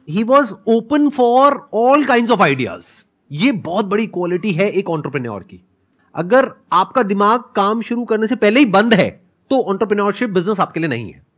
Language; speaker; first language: Hindi; native; Hindi